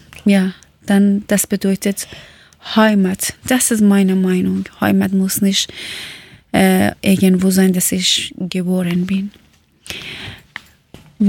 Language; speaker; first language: German; non-native, learner; Persian